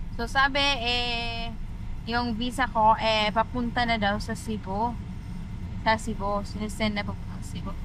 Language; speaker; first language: Filipino; non-native, local second language; Cebuano